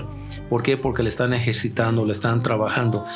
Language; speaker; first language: Spanish; native; Spanish